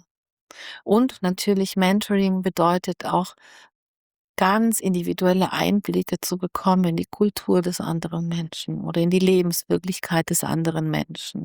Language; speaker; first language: German; native; German